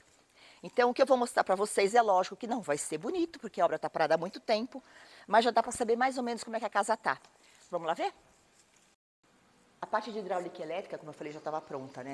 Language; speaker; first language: Portuguese; native; Portuguese